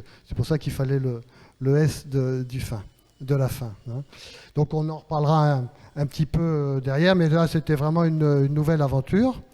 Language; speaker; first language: French; native; French